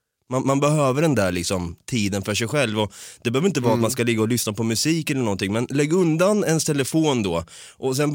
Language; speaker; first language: Swedish; native; Swedish